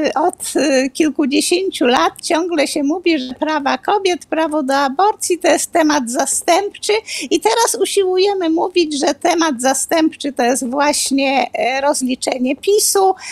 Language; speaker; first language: Polish; native; Polish